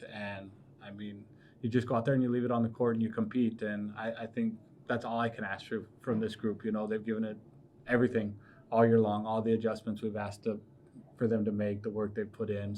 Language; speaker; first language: English; native; English